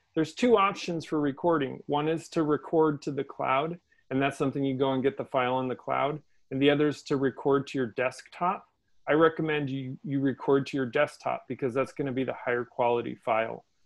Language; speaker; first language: English; native; English